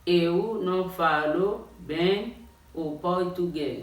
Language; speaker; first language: Portuguese; non-native, learner; Haitian Creole